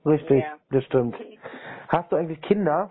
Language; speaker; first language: German; native; German